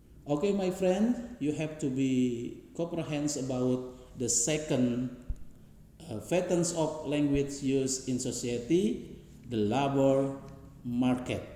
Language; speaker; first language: English; non-native, learner; Indonesian